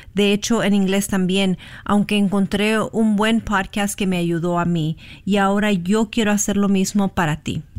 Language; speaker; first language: Spanish; early bilingual, heritage; Spanish